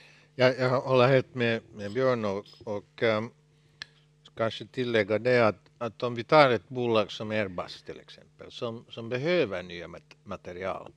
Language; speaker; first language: Swedish; non-native, local second language; Finnish